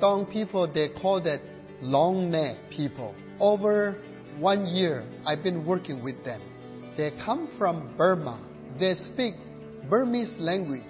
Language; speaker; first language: English; non-native, learner; Burmese